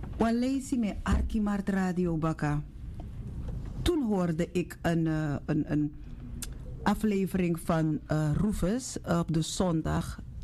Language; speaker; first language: Dutch; native; Dutch